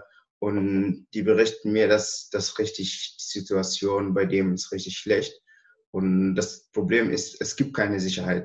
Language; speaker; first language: German; non-native, learner; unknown